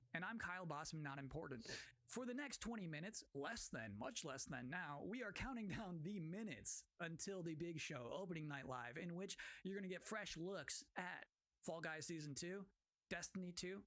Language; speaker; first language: English; native; English